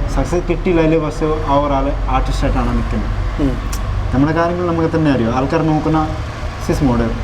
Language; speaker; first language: Malayalam; non-native, fluent; Nepali